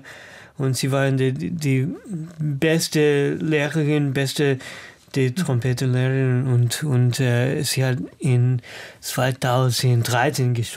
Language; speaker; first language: German; non-native, learner; English